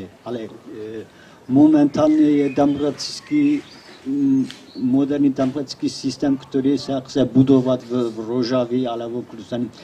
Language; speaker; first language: Czech; non-native, learner; Kurdish